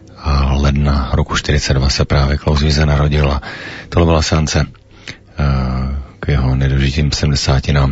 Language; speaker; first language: Czech; native; Czech